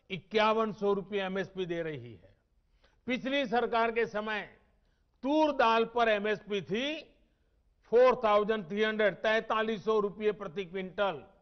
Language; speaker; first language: Hindi; non-native, local second language; Gujarati